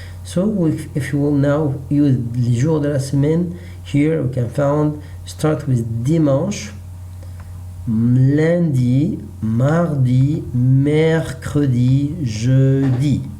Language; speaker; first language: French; non-native, learner; Arabic